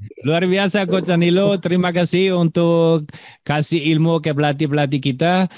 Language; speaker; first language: Indonesian; non-native, fluent; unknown